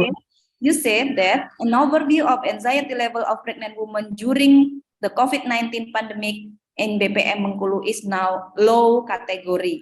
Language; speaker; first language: English; non-native, fluent; Indonesian